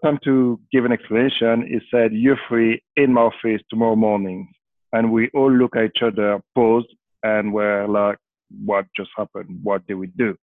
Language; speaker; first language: English; non-native, fluent; French